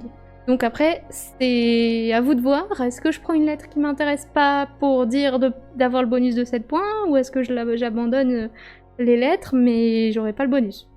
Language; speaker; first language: French; native; French